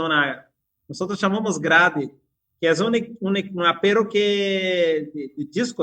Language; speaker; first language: Spanish; non-native, fluent; Portuguese